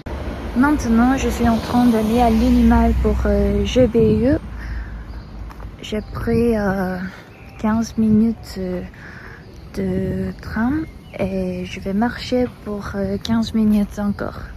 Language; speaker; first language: French; non-native, fluent; Korean